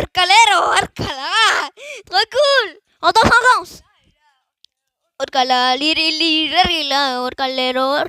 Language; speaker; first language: French; native; French